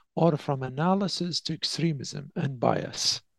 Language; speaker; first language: English; non-native, fluent; Arabic